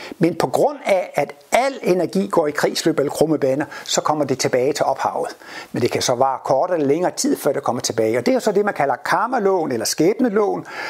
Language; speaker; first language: Danish; native; Danish